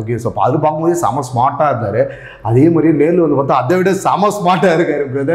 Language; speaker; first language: Tamil; native; Tamil